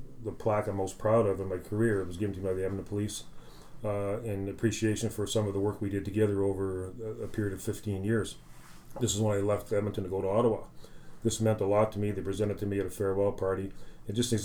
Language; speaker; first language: English; native; English